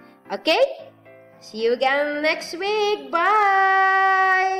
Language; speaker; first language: English; non-native, fluent; Indonesian